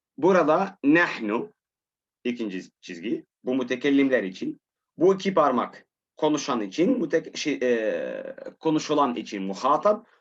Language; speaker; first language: Turkish; non-native, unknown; Arabic